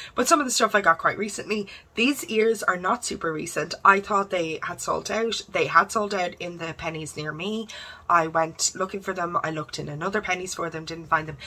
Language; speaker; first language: English; native; English